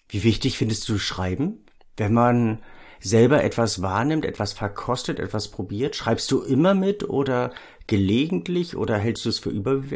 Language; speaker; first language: German; native; German